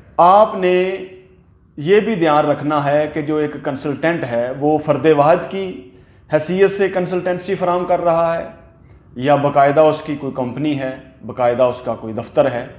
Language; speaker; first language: Urdu; non-native, local second language; Punjabi